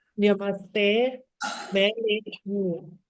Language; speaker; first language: Hindi; non-native, learner; Thai